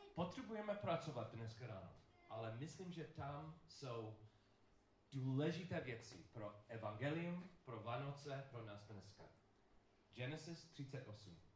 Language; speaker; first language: Czech; non-native, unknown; English